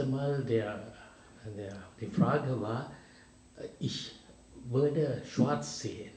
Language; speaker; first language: German; non-native, fluent; Sinhala